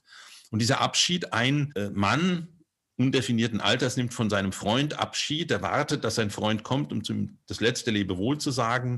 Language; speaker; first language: German; native; German